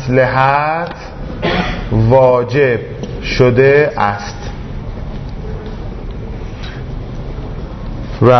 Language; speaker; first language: Persian; native; Persian